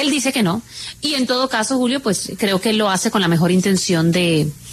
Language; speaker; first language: Spanish; native; Spanish